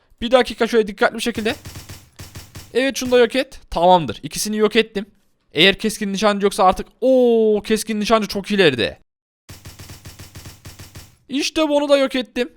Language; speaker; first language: Turkish; native; Turkish